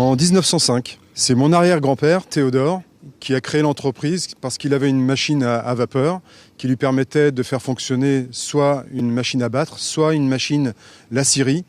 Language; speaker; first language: French; native; French